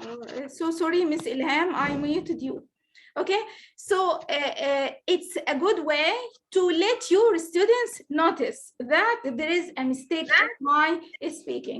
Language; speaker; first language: English; non-native, fluent; Arabic